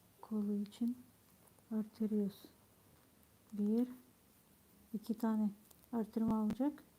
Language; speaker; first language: Turkish; non-native, fluent; Ukrainian